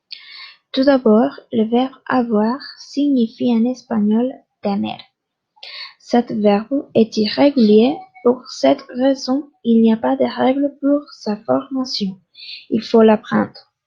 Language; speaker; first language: French; non-native, fluent; Spanish